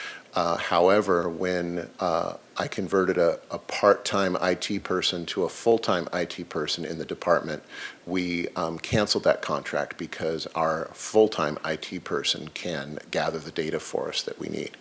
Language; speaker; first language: English; native; English